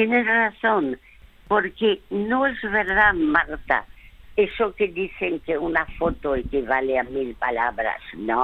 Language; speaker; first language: Spanish; early bilingual, other home language; French